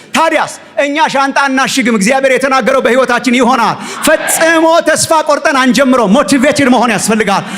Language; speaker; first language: Amharic; native; Amharic